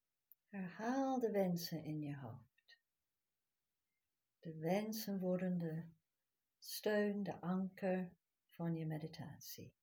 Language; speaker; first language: Dutch; non-native, fluent; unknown